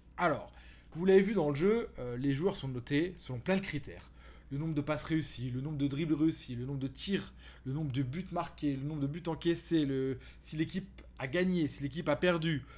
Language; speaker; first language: French; native; French